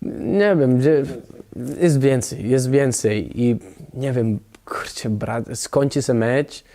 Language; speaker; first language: Polish; non-native, learner; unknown